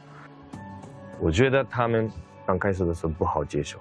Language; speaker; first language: Chinese; non-native, fluent; Japanese